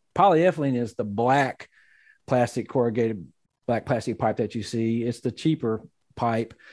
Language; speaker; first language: English; native; English